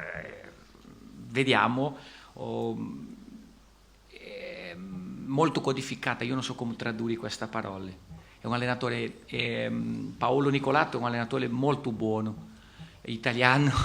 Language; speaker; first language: Italian; non-native, fluent; Portuguese